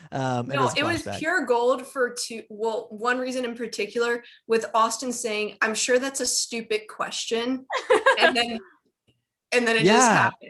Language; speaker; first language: English; native; English